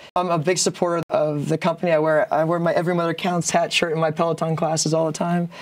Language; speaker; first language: English; native; English